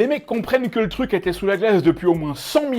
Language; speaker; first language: French; native; French